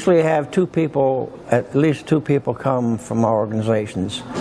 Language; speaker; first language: English; native; English